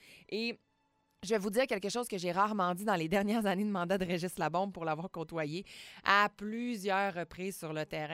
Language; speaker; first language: French; native; French